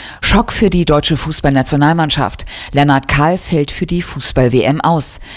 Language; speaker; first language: German; native; German